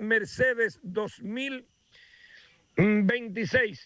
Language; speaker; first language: Spanish; native; Spanish